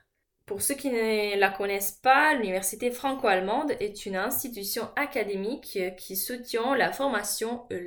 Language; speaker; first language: French; non-native, fluent; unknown